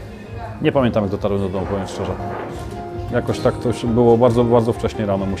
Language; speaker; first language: Polish; native; Polish